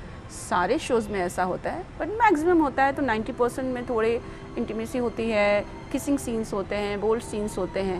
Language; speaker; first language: Hindi; native; Hindi